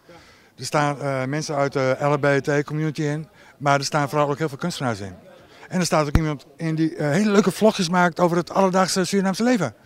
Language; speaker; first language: Dutch; native; Dutch